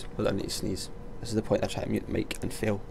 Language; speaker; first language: English; native; English